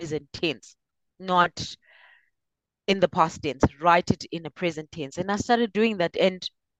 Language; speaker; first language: English; non-native, local second language; Shona